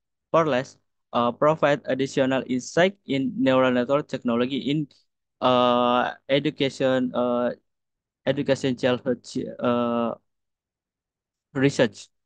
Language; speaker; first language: English; non-native, learner; Indonesian